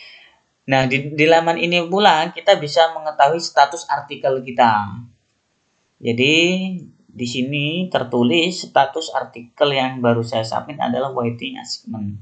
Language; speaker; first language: Indonesian; native; Indonesian